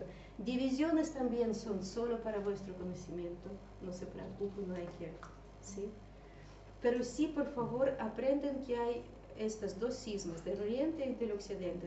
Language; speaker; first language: Spanish; non-native, fluent; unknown